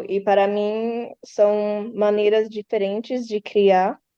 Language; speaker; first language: Portuguese; early bilingual, heritage; Portuguese